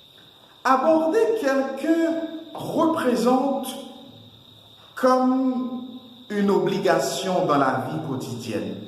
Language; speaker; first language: French; non-native, local second language; Haitian Creole